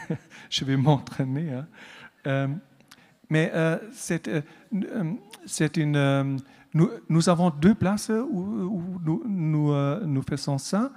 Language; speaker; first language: French; non-native, learner; German